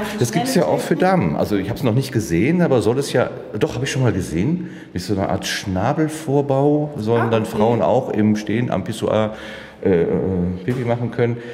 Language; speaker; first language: German; native; German